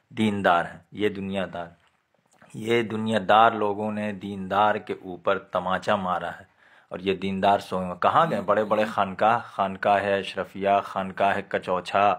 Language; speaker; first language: Urdu; native; Urdu